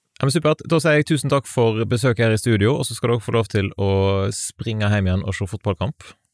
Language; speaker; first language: Norwegian; native; Norwegian